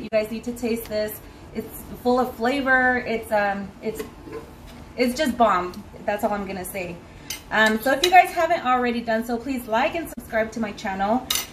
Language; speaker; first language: English; early bilingual, other home language; Spanish